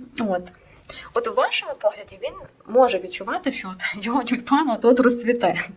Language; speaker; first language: Ukrainian; non-native, local second language; Russian